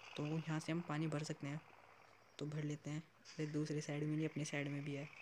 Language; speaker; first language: Hindi; native; Hindi